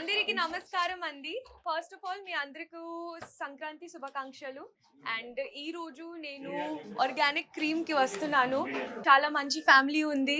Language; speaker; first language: Telugu; non-native, learner; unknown